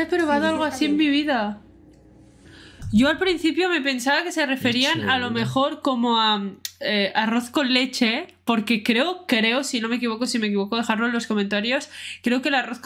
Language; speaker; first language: Spanish; native; Spanish